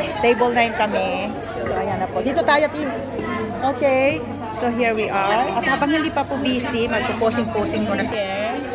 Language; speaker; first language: Filipino; non-native, local second language; Iloko